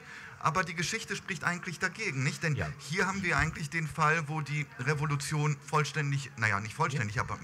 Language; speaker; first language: German; native; German